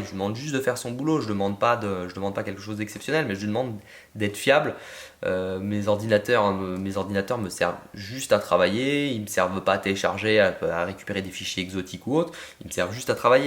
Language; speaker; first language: French; native; French